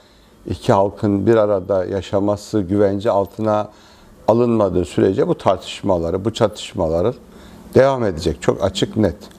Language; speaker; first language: Turkish; native; Turkish